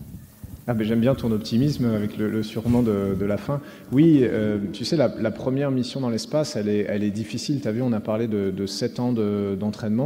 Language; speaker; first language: French; native; French